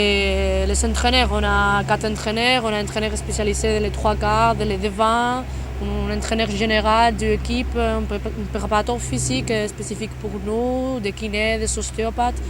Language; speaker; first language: French; non-native, fluent; Spanish